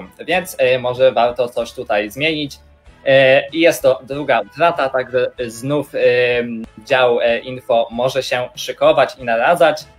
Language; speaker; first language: Polish; native; Polish